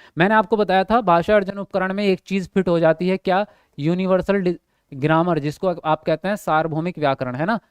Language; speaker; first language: Hindi; native; Hindi